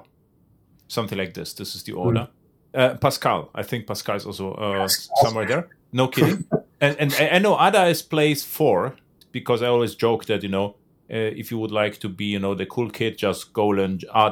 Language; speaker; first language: English; non-native, fluent; German